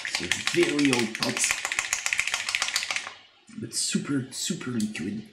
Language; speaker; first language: English; non-native, fluent; French